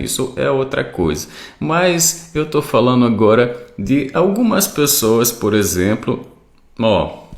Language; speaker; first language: Portuguese; non-native, fluent; Arabic